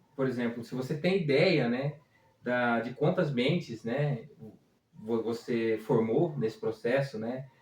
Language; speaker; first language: Portuguese; native; Portuguese